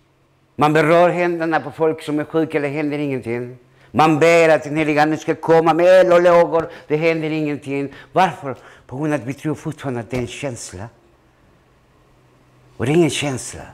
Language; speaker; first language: Swedish; non-native, fluent; Spanish